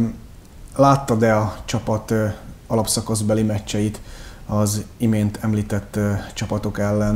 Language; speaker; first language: Hungarian; native; Hungarian